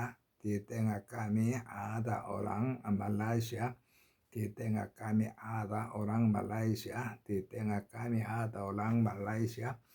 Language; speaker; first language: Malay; non-native, learner; Korean